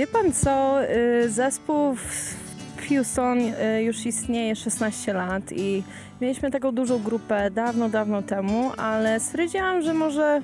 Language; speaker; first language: Polish; early bilingual, heritage; Polish